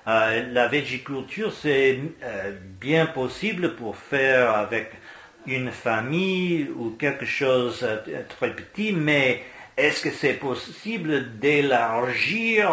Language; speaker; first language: French; non-native, learner; English